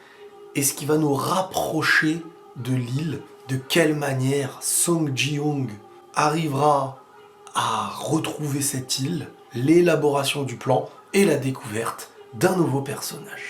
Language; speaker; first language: French; native; French